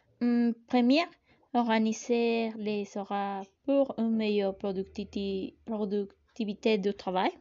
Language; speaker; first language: French; non-native, learner; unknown